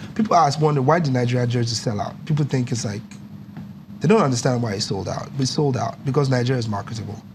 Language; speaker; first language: English; non-native, local second language; Yoruba